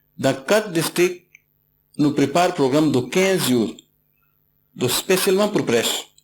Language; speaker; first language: French; non-native, learner; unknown